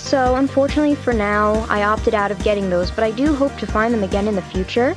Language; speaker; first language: English; native; English